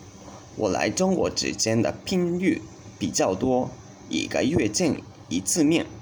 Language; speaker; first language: Chinese; non-native, learner; Japanese